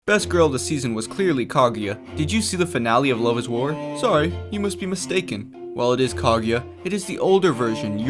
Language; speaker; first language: English; native; English